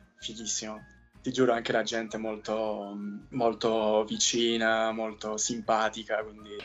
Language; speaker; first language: Italian; non-native, fluent; Spanish